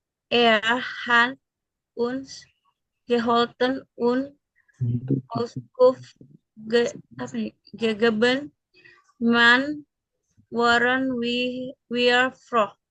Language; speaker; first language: German; non-native, learner; Indonesian